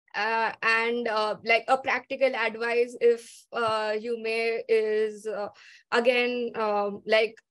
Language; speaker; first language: English; non-native, local second language; Marathi